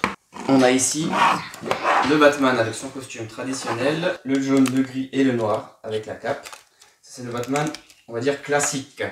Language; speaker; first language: French; native; French